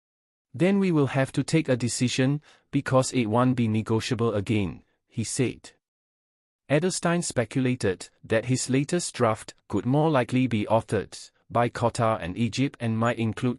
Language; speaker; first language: English; non-native, fluent; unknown